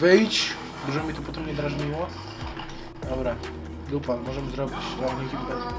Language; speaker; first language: Polish; native; Polish